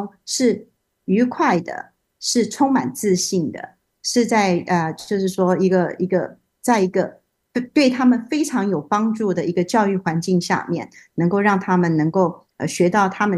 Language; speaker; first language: Chinese; native; Chinese